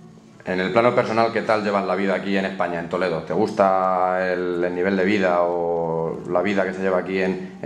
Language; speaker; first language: Spanish; native; Spanish